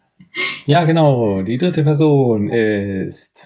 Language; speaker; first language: German; native; German